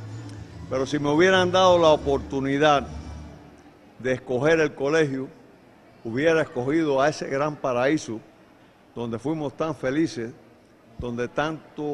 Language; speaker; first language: Spanish; native; Spanish